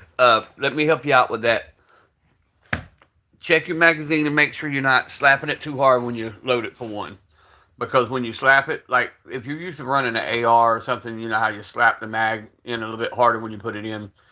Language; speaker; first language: English; native; English